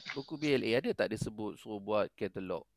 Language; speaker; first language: Malay; native; Malay